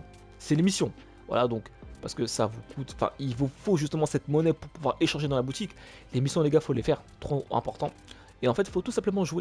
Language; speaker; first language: French; native; French